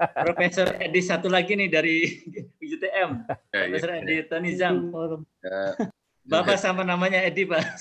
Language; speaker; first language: Indonesian; native; Indonesian